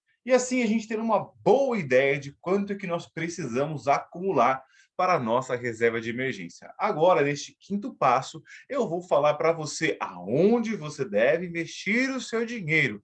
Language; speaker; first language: Portuguese; native; Portuguese